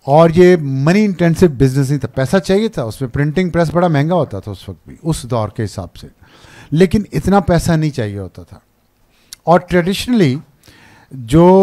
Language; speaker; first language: Urdu; non-native, local second language; Punjabi